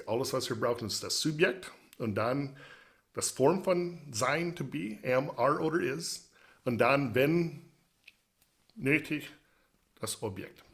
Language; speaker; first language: German; non-native, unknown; English